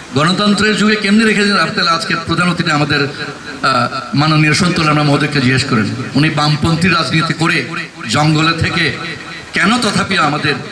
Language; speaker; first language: Bangla; non-native, local second language; Chakma